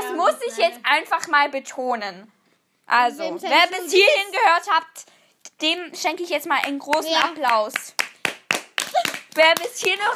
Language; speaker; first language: German; native; German